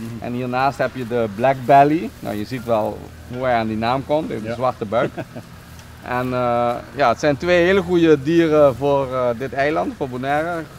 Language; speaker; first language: Dutch; non-native, local second language; Papiamento